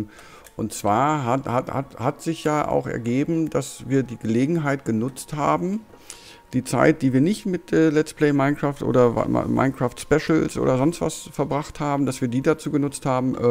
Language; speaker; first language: German; native; German